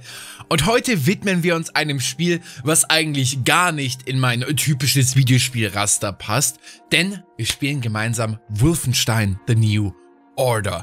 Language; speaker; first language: German; native; German